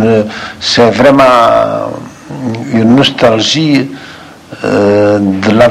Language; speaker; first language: French; non-native, fluent; Portuguese